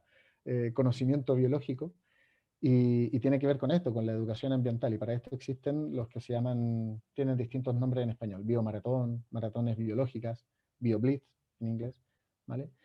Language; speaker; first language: Spanish; native; Spanish